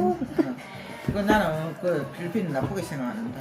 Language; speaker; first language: Korean; native; Korean